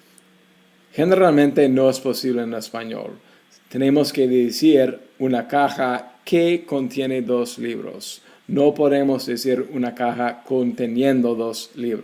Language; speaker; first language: Spanish; non-native, fluent; English